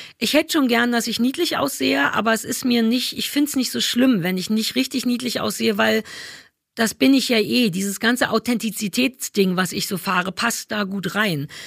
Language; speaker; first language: German; native; German